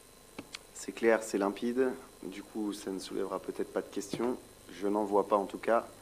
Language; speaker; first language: French; native; French